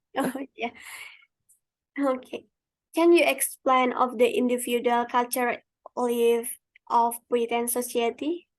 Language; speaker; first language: English; non-native, learner; Indonesian